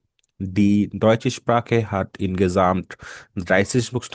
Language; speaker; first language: German; non-native, fluent; Bangla